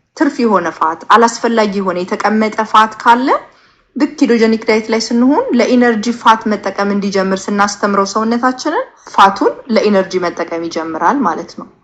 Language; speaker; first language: Amharic; native; Amharic